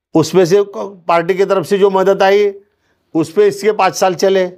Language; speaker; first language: Hindi; non-native, local second language; Marathi